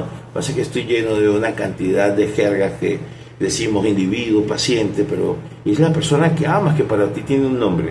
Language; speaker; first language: Spanish; native; Spanish